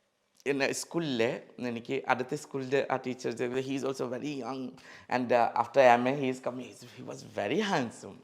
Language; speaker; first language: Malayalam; non-native, local second language; Assamese